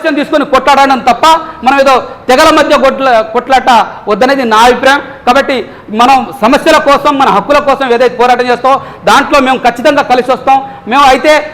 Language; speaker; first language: Telugu; non-native, local second language; Lambadi